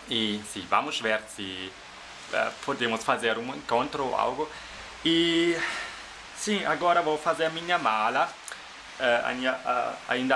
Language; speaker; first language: Portuguese; non-native, fluent; German